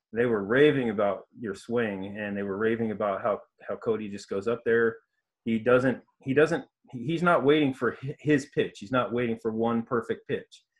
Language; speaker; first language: English; native; English